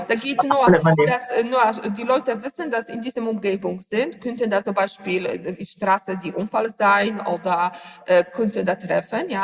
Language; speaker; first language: German; non-native, learner; Polish